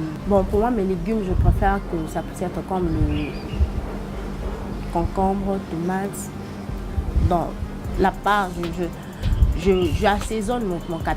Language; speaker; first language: French; non-native, local second language; Lingala